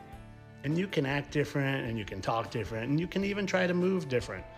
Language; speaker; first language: English; native; English